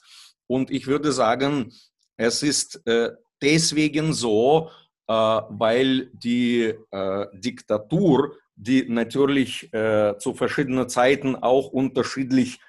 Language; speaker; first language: German; non-native, fluent; Russian